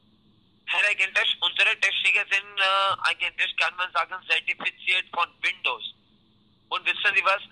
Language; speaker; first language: German; non-native, learner; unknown